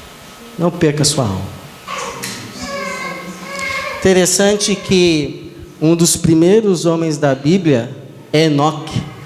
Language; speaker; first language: Portuguese; native; Portuguese